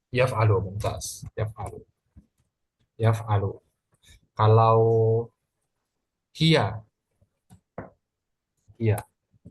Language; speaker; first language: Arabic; non-native, fluent; Indonesian